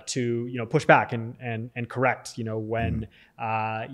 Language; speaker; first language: English; native; English